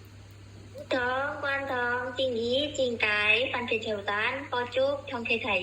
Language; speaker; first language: Cantonese; non-native, learner; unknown